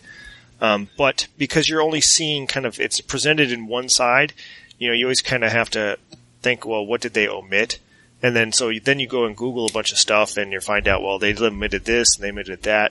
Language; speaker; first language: English; native; English